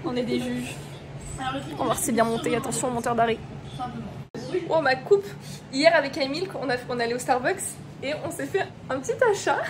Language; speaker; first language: French; native; French